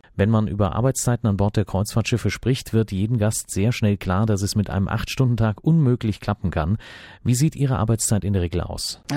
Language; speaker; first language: German; native; German